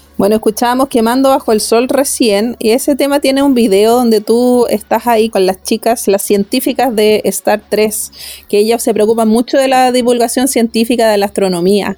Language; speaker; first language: Spanish; native; Spanish